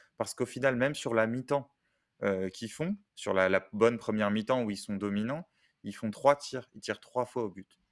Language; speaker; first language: French; native; French